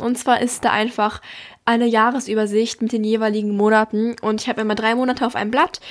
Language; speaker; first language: German; native; German